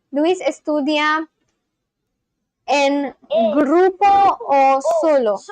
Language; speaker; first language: Spanish; non-native, learner; English